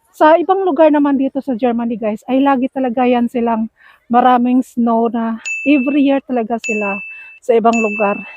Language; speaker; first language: Filipino; non-native, local second language; Cebuano